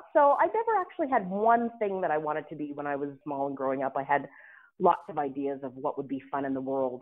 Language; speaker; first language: English; native; English